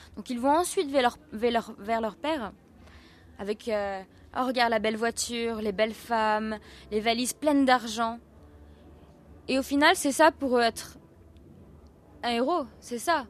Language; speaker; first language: French; native; French